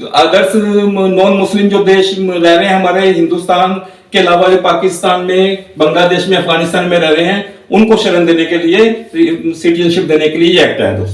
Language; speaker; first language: Hindi; native; Hindi